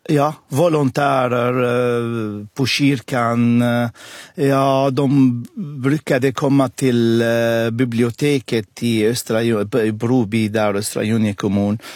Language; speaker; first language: Swedish; non-native, fluent; Arabic